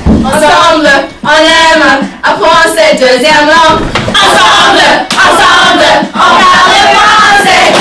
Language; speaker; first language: French; non-native, local second language; English